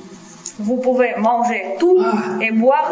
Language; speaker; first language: French; non-native, fluent; Russian